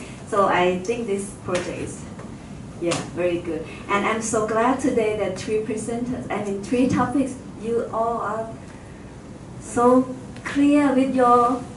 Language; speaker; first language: English; non-native, fluent; Thai